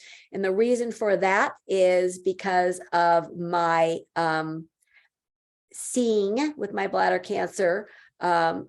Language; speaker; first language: English; native; English